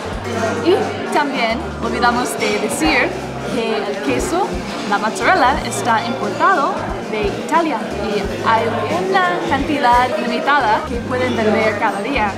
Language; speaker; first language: Spanish; non-native, fluent; English